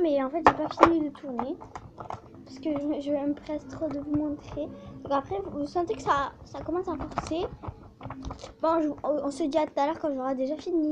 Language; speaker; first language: French; native; French